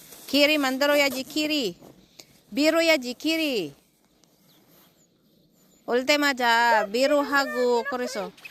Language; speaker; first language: Korean; non-native, fluent; Filipino